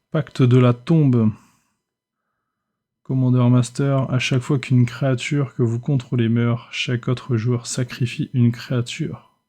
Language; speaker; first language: French; native; French